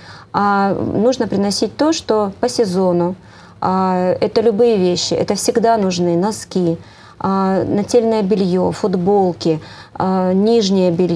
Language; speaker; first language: Russian; native; Russian